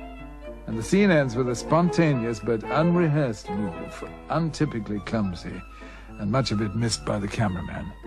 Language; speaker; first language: English; native; English